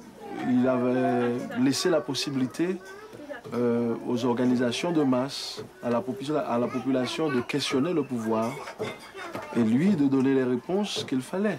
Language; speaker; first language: French; non-native, local second language; Haitian Creole